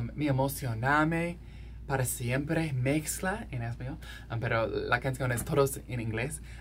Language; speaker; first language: Spanish; non-native, learner; English